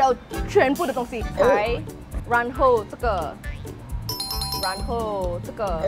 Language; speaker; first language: Chinese; non-native, learner; English